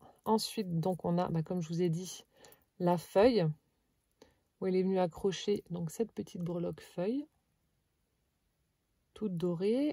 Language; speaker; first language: French; native; French